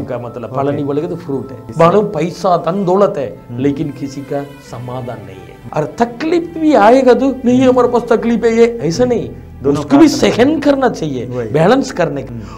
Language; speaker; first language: Hindi; non-native, local second language; Tamil